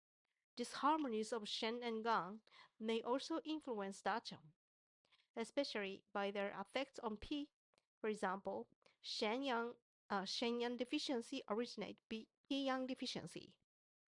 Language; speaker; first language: English; non-native, fluent; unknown